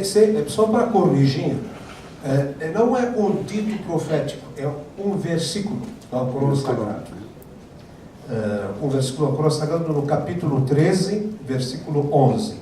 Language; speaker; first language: Portuguese; non-native, fluent; Arabic